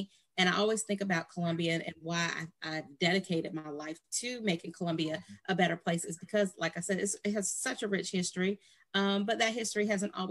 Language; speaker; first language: English; native; English